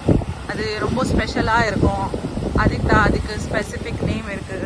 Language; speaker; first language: Tamil; non-native, local second language; Urdu